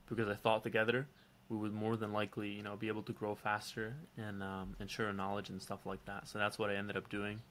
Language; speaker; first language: English; non-native, fluent; Dutch